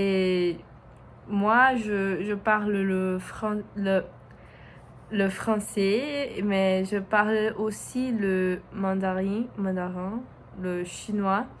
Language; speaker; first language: French; non-native, learner; Portuguese